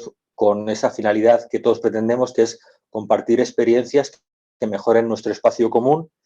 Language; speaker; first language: Spanish; native; Spanish